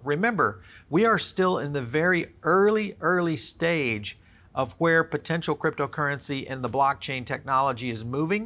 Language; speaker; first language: English; native; English